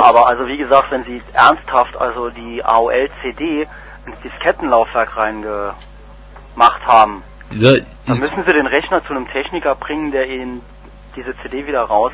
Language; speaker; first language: German; native; German